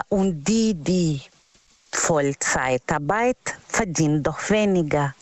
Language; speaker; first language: German; non-native, learner; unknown